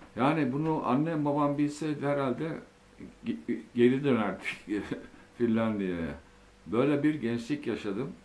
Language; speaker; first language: Turkish; early bilingual, other home language; Finnish